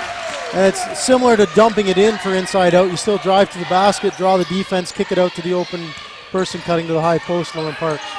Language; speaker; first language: English; native; English